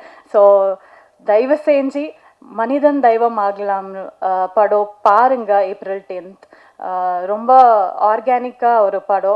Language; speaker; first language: Tamil; non-native, learner; Kannada